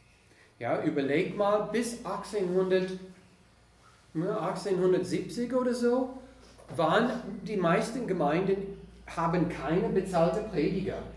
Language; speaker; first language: German; non-native, fluent; English